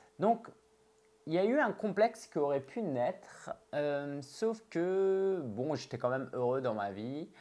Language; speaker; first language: French; early bilingual, other home language; Chinese